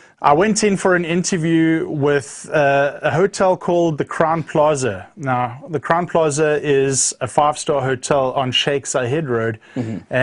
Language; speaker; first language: English; native; English